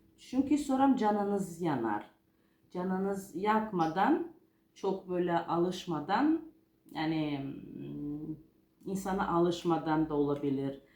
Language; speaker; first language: Turkish; non-native, fluent; Georgian